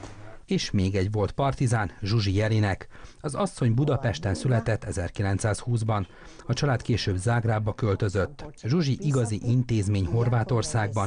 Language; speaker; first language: Hungarian; native; Hungarian